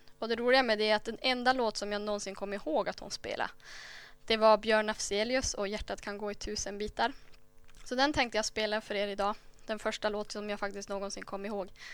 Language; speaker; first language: Swedish; native; Swedish